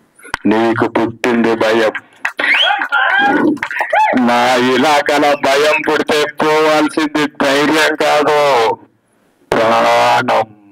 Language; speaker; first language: Telugu; native; Telugu